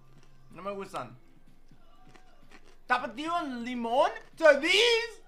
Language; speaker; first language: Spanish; early bilingual, heritage; Spanish